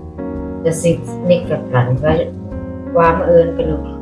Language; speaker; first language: German; non-native, learner; Thai